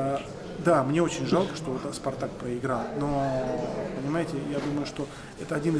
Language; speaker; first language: Russian; native; Russian